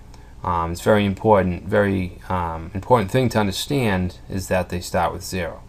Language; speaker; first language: English; native; English